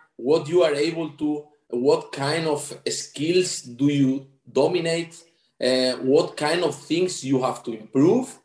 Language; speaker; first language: English; non-native, fluent; Spanish